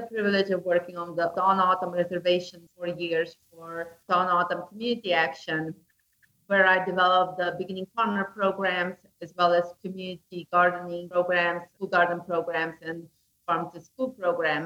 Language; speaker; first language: English; non-native, fluent; Slovenian